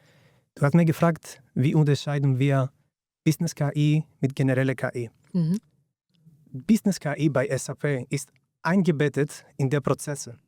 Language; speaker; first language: German; non-native, fluent; Greek